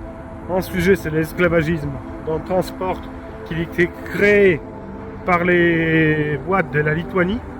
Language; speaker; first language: French; non-native, fluent; Polish